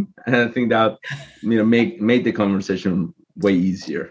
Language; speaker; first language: English; non-native, fluent; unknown